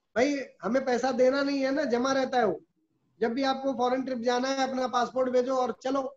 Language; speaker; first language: Hindi; native; Hindi